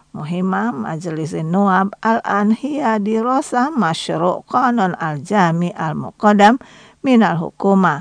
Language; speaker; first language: Arabic; non-native, fluent; Indonesian